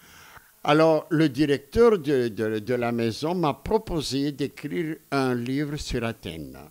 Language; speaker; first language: French; non-native, fluent; Greek